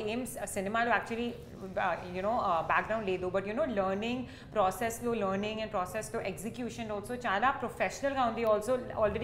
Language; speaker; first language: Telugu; non-native, learner; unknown